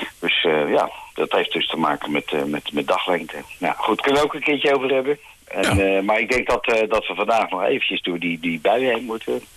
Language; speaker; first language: Dutch; native; Dutch